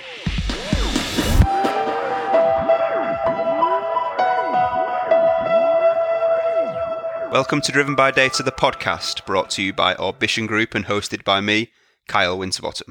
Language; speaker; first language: English; native; English